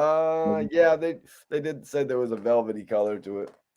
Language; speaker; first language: English; native; English